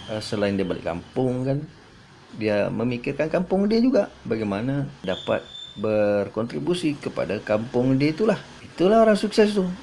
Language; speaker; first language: Malay; native; Malay